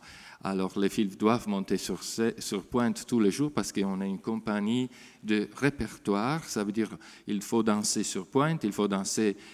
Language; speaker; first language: French; non-native, fluent; Italian